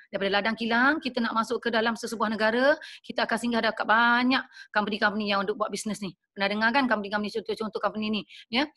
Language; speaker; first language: Malay; native; Malay